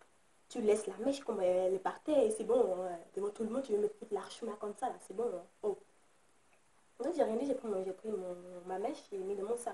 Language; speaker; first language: French; native; French